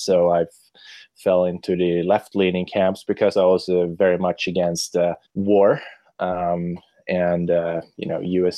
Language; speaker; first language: English; non-native, fluent; Swedish